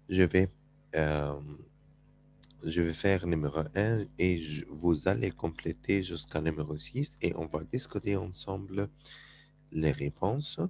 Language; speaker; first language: French; non-native, fluent; Arabic